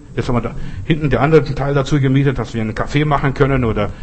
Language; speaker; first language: German; non-native, fluent; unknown